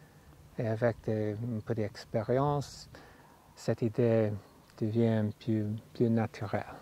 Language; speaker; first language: French; non-native, fluent; English